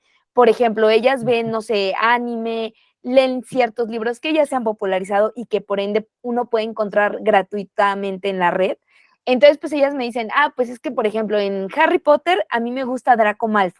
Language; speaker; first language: Spanish; native; Spanish